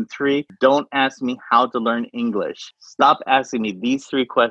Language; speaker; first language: English; non-native, fluent; Arabic